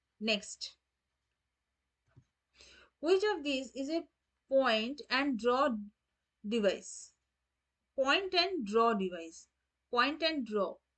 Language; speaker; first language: English; non-native, local second language; Bangla